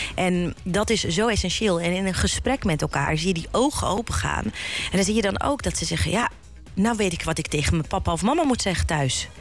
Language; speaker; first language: Dutch; early bilingual, other home language; Bosnian